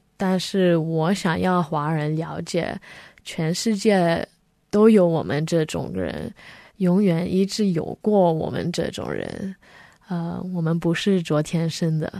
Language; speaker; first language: Chinese; early bilingual, heritage; Chinese